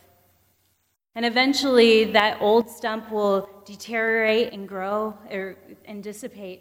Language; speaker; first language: English; native; English